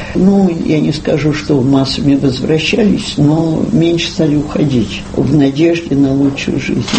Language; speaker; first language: Russian; native; Russian